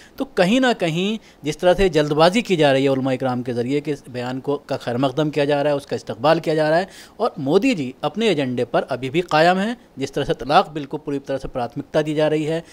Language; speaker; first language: Urdu; native; Urdu